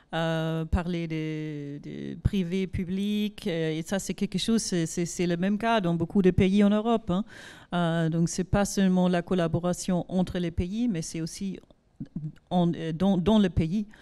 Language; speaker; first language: French; non-native, fluent; German